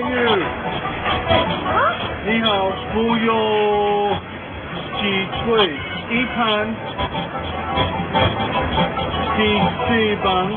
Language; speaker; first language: Chinese; non-native, learner; English